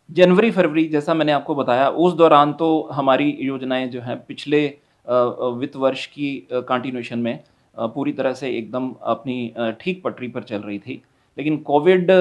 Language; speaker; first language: Hindi; native; Hindi